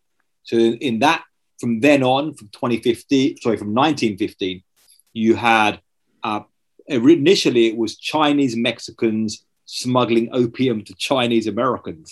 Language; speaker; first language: English; native; English